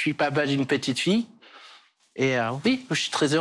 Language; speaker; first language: French; early bilingual, other home language; Portuguese